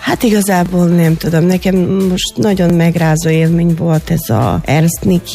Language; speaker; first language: Hungarian; non-native, fluent; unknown